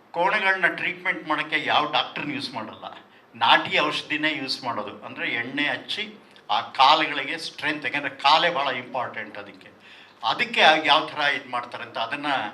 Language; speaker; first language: Kannada; non-native, local second language; Tulu